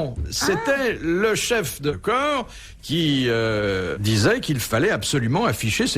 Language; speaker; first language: French; native; French